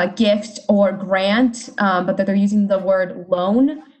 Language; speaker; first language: English; early bilingual, other home language; Spanish